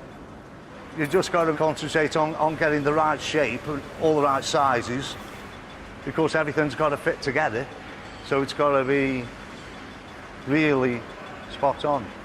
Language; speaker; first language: English; native; English